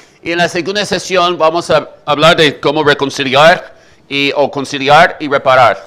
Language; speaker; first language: Spanish; native; Spanish